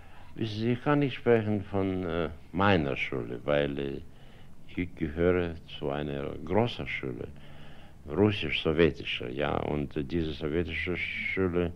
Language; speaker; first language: German; non-native, fluent; Russian